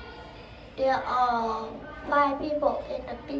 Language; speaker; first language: English; non-native, learner; Vietnamese